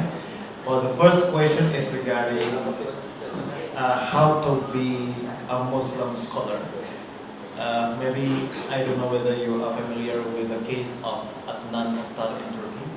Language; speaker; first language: English; non-native, fluent; Indonesian